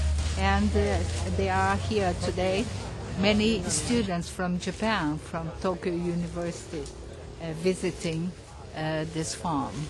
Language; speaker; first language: English; non-native, fluent; Portuguese